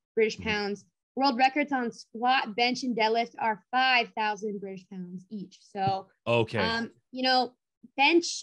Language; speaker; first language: English; native; English